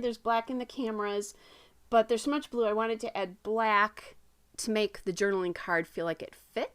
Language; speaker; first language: English; native; English